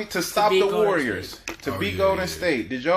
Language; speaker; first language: English; native; English